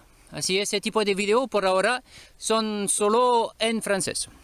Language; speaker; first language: Spanish; non-native, learner; French